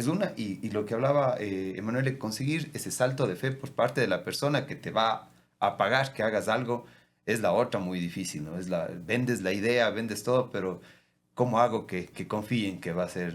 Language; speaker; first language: Spanish; native; Spanish